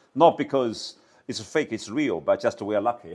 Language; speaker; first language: English; non-native, learner; Chinese